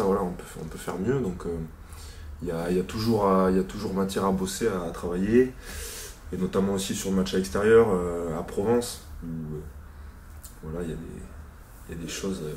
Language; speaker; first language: French; native; French